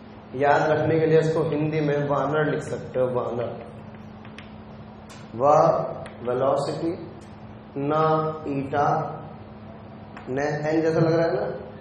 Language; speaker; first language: Hindi; native; Hindi